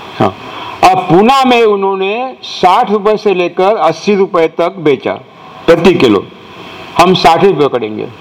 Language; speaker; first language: Hindi; non-native, local second language; Marathi